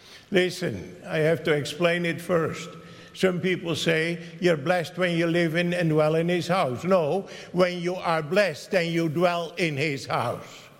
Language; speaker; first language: English; non-native, fluent; Dutch